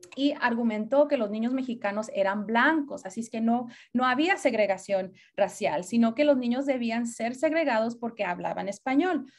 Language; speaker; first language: Spanish; early bilingual, heritage; Spanish